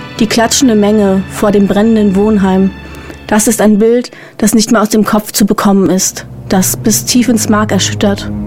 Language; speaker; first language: German; native; German